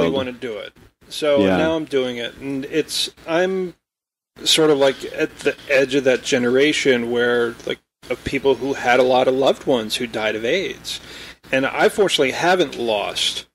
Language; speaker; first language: English; native; English